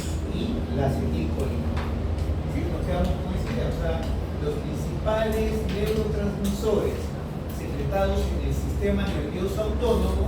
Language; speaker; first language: Spanish; native; Spanish